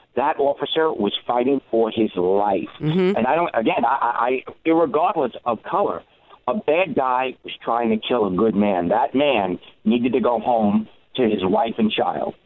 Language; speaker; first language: English; native; English